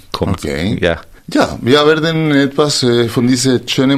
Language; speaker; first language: German; non-native, fluent; Spanish